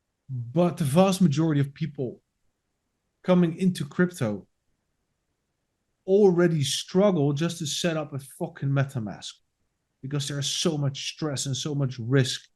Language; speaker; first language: English; non-native, fluent; Dutch